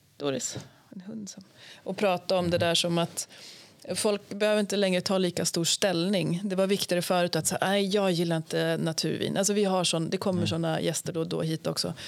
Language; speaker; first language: Swedish; native; Swedish